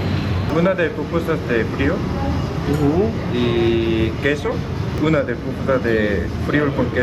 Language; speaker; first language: Spanish; non-native, learner; Korean